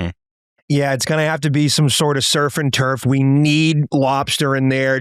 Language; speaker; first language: English; native; English